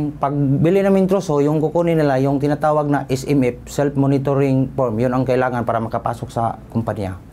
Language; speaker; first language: Filipino; non-native, local second language; Cebuano